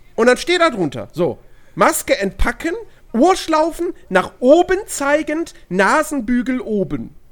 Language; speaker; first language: German; early bilingual, other home language; Turkish